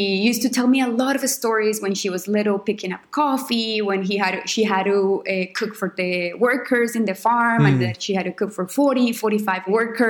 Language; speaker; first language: English; non-native, fluent; Spanish